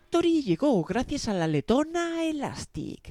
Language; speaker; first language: Spanish; native; Spanish